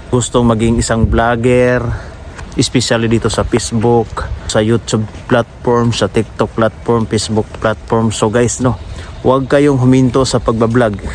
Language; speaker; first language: Filipino; non-native, local second language; Cebuano